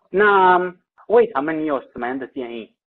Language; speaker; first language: Chinese; non-native, fluent; Italian